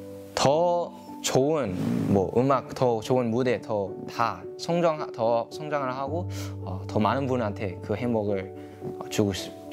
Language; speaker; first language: Korean; non-native, learner; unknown